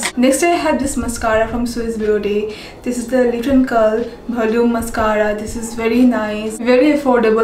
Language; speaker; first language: English; non-native, local second language; Bangla